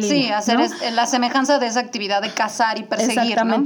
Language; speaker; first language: Spanish; native; Spanish